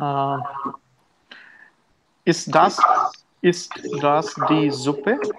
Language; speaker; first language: German; non-native, learner; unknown